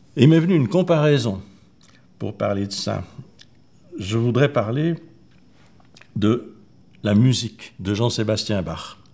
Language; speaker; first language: French; native; French